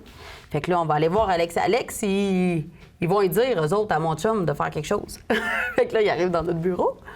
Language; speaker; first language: French; native; French